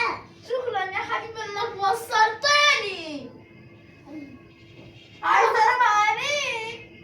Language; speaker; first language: Arabic; native; Arabic